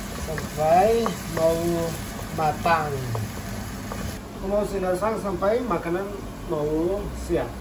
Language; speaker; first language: Indonesian; non-native, learner; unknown